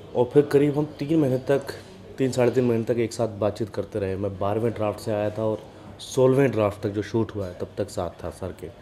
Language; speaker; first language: Hindi; native; Hindi